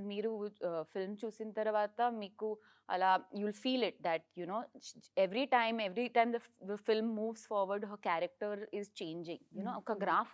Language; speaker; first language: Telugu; non-native, learner; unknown